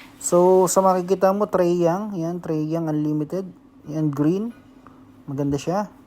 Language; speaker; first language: Filipino; native; Filipino